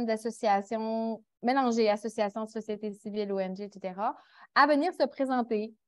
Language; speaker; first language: French; native; French